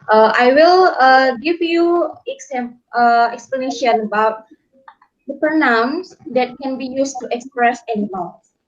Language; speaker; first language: English; non-native, learner; Indonesian